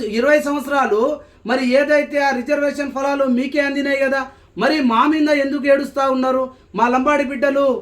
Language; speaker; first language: Telugu; non-native, local second language; Lambadi